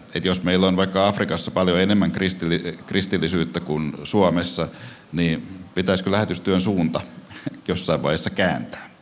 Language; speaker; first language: Finnish; native; Finnish